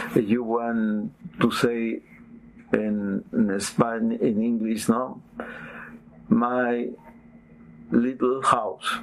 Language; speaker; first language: English; non-native, fluent; Spanish